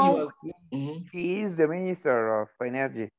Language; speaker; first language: English; non-native, learner; Arabic